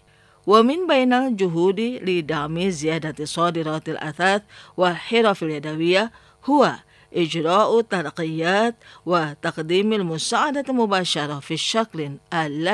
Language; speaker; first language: Arabic; non-native, fluent; Indonesian